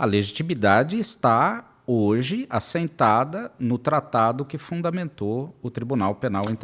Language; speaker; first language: Portuguese; native; Portuguese